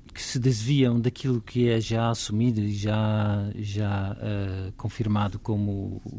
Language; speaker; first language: Portuguese; non-native, fluent; Dutch